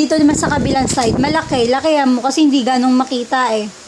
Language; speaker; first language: Filipino; native; Filipino